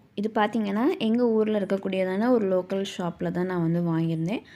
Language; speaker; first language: Tamil; native; Tamil